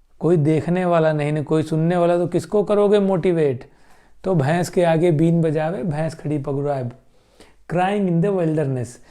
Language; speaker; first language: Hindi; native; Hindi